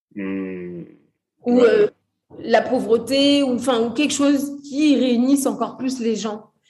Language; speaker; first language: French; early bilingual, other home language; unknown